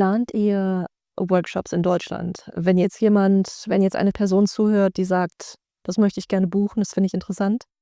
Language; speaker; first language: German; native; German